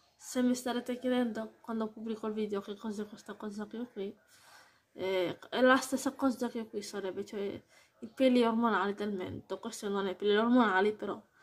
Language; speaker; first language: Italian; early bilingual, heritage; Italian